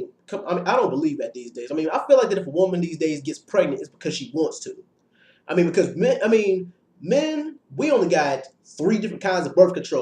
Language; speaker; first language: English; native; English